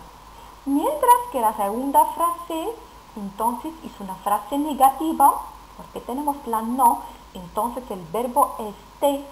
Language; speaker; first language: Spanish; non-native, fluent; Arabic